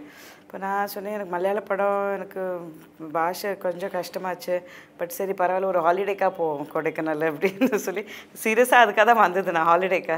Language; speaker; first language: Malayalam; non-native, local second language; Tamil